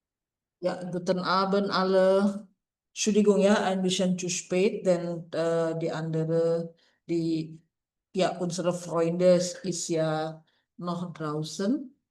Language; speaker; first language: German; non-native, fluent; Indonesian